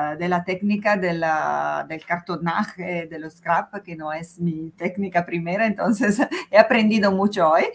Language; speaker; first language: Spanish; non-native, fluent; Italian